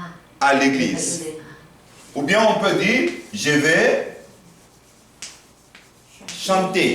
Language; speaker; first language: French; non-native, fluent; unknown